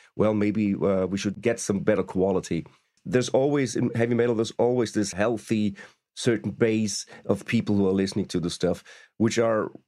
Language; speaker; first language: English; non-native, fluent; German